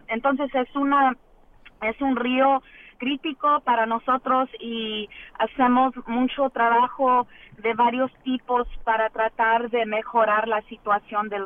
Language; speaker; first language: Spanish; early bilingual, heritage; English